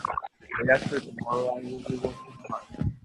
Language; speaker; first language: English; non-native, learner; Spanish